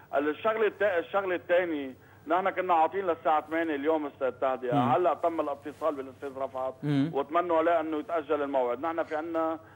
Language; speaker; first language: Arabic; native; Arabic